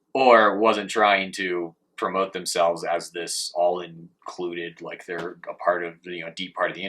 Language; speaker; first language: English; native; English